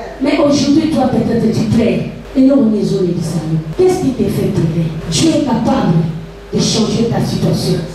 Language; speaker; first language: French; non-native, local second language; Lingala